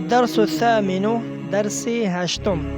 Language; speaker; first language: Arabic; non-native, fluent; Persian